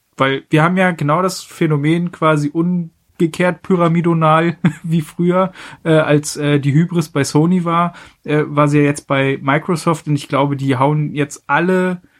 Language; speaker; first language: German; native; German